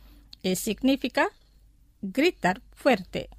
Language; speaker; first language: Spanish; non-native, fluent; Indonesian